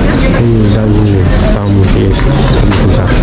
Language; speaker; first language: Russian; non-native, fluent; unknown